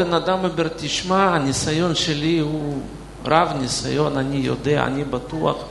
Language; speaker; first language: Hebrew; non-native, fluent; Russian